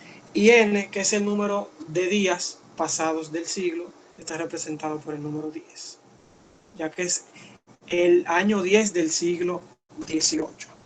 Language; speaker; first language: Spanish; native; Spanish